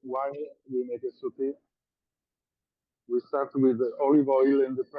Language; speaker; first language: English; non-native, learner; Italian